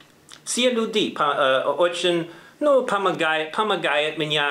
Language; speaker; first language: Russian; non-native, learner; English